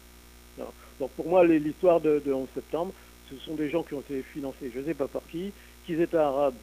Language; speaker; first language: French; native; French